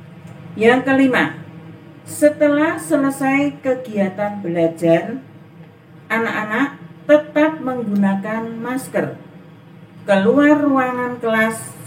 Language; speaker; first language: Indonesian; native; Indonesian